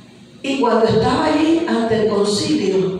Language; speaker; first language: Spanish; native; Spanish